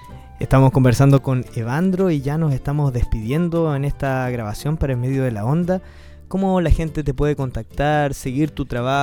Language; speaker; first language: Spanish; native; Spanish